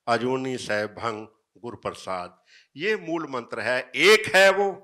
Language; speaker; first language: Hindi; native; Hindi